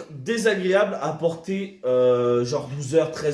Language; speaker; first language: French; native; French